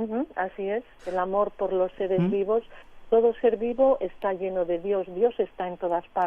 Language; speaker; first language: Spanish; native; Spanish